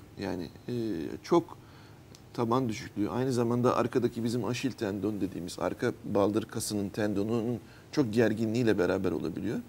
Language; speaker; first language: Turkish; native; Turkish